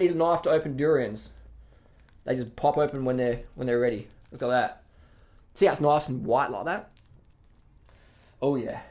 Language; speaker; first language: English; native; English